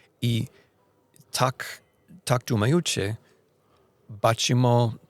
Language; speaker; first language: Ukrainian; non-native, learner; Polish